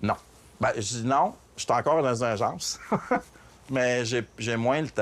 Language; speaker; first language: French; native; French